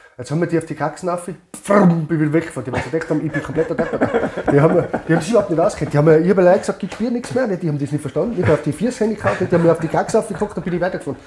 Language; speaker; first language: German; native; German